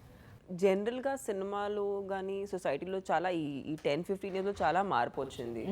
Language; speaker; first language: Telugu; non-native, fluent; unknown